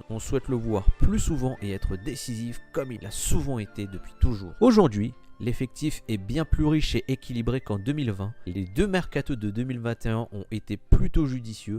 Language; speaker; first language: French; native; French